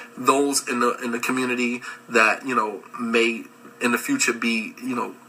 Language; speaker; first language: English; native; English